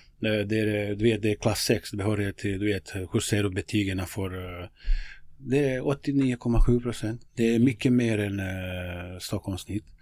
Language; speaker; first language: Swedish; non-native, fluent; Bosnian